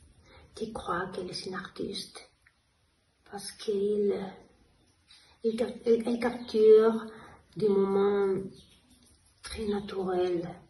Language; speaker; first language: French; non-native, fluent; Spanish